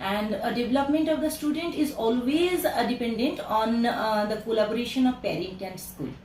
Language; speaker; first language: English; non-native, local second language; Bangla